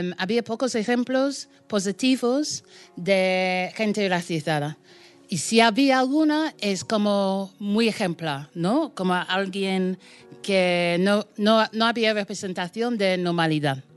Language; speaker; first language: Spanish; non-native, fluent; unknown